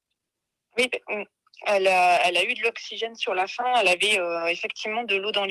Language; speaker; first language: French; native; French